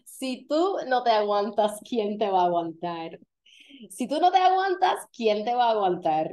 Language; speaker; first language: Spanish; non-native, fluent; English